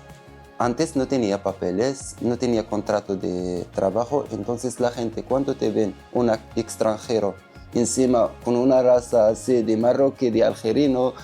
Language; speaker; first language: Spanish; non-native, learner; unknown